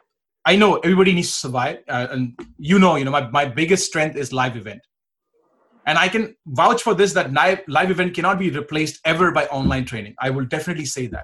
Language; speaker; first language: English; non-native, local second language; Punjabi